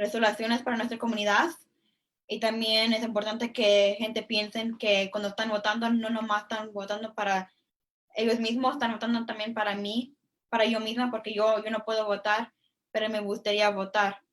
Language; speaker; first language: Spanish; early bilingual, heritage; Spanish